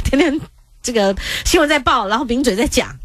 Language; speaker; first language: Chinese; native; Chinese